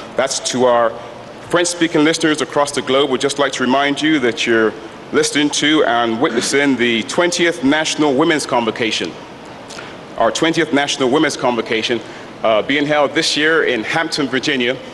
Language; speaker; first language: English; native; English